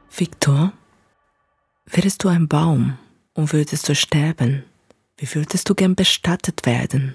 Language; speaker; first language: German; non-native, fluent; Spanish